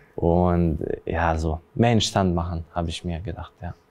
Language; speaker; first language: German; early bilingual, other home language; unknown